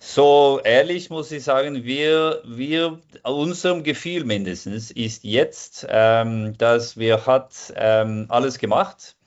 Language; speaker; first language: German; non-native, fluent; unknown